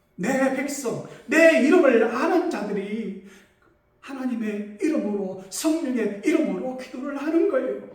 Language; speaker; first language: Korean; native; Korean